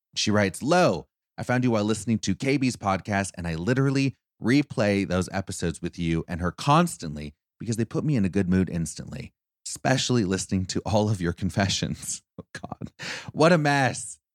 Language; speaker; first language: English; early bilingual, other home language; Spanish